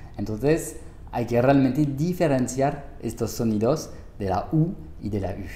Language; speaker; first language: Spanish; non-native, fluent; French